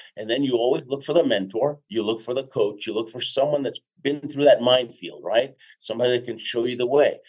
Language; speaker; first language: English; early bilingual, other home language; Spanish